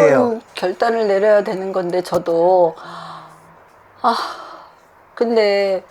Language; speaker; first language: Korean; native; Korean